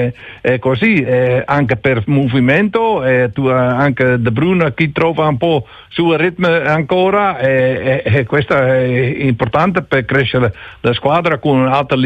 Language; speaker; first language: Italian; non-native, learner; Dutch